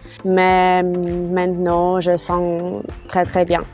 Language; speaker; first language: French; non-native, learner; Russian